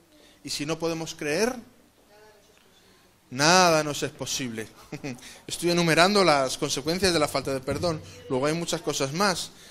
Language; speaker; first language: Spanish; native; Spanish